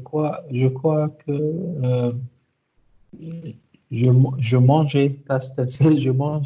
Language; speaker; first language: French; non-native, learner; Arabic